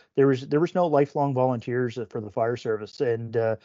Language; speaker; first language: English; native; English